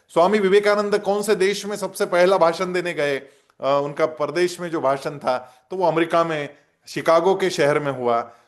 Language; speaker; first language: Hindi; non-native, local second language; Marathi